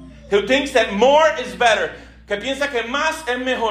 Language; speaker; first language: Spanish; early bilingual, heritage; Spanish